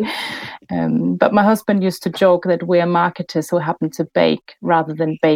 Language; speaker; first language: English; non-native, fluent; German